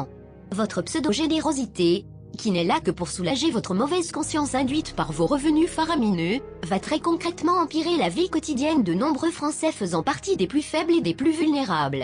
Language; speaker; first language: French; native; French